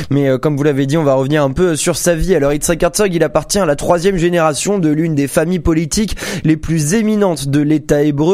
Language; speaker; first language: French; native; French